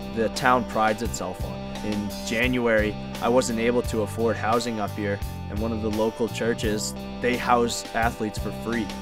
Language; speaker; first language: English; native; English